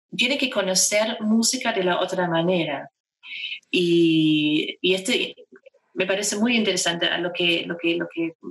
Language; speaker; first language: Spanish; non-native, fluent; German